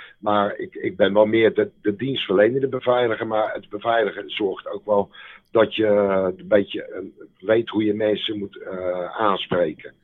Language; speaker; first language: Dutch; native; Dutch